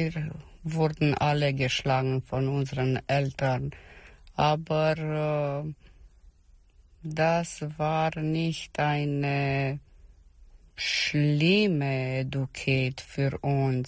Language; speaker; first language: German; non-native, learner; Romanian